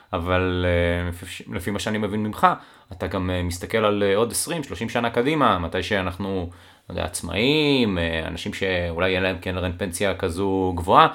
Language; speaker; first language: Hebrew; native; Hebrew